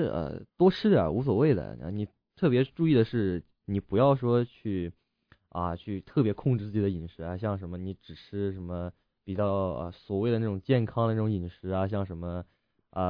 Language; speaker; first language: Chinese; native; Chinese